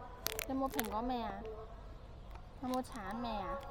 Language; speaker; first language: Cantonese; native; Cantonese